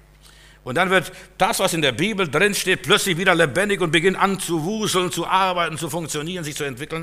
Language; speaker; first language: German; native; German